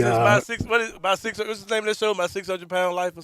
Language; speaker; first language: English; native; English